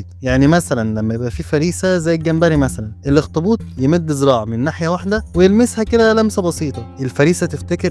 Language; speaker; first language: Arabic; native; Arabic